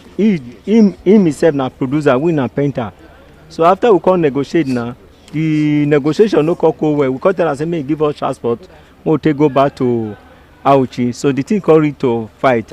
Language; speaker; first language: Nigerian Pidgin; non-native, local second language; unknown